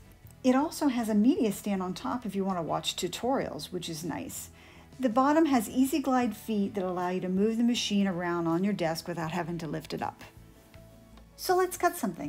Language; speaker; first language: English; native; English